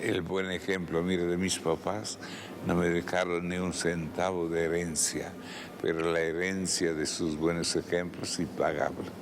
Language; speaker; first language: Spanish; non-native, fluent; Italian